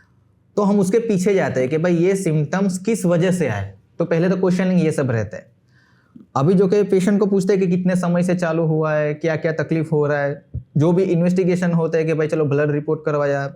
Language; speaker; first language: Hindi; non-native, local second language; Gujarati